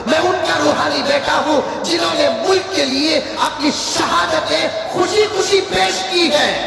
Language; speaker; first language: Urdu; native; Urdu